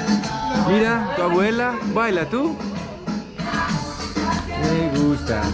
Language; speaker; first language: Spanish; non-native, learner; Greek